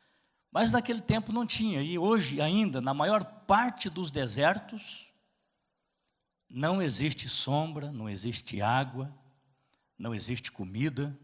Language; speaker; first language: Portuguese; native; Portuguese